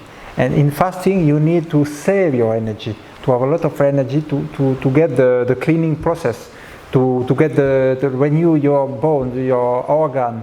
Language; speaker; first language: English; non-native, learner; French